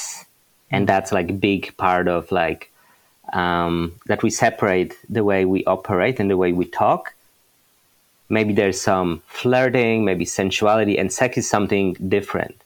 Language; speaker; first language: English; non-native, fluent; Polish